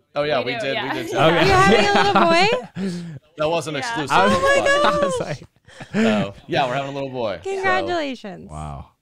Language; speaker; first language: English; native; English